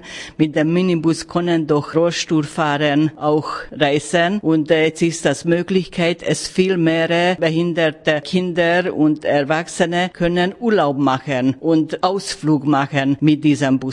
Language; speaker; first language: German; non-native, learner; Hungarian